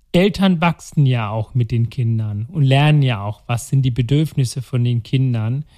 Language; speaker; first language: German; non-native, local second language; Tamil